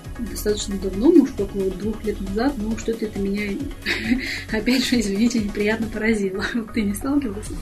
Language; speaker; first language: Russian; native; Russian